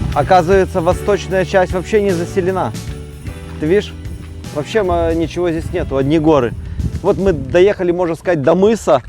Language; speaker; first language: Russian; native; Russian